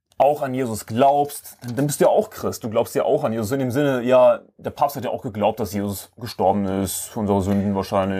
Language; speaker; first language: German; non-native, fluent; English